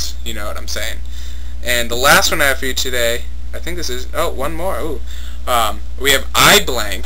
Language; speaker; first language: English; native; English